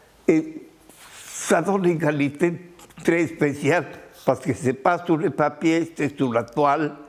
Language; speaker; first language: French; non-native, fluent; Spanish